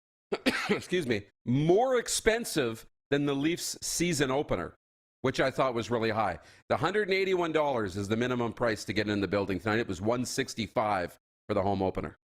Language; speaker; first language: English; native; English